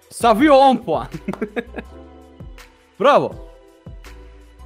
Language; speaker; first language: Turkish; native; Turkish